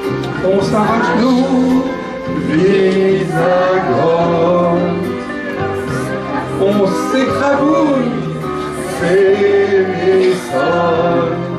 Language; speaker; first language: French; native; French